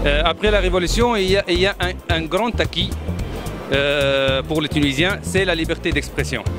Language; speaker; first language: French; non-native, local second language; Arabic